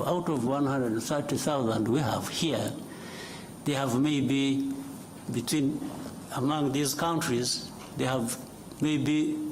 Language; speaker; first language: English; non-native, local second language; Kinyarwanda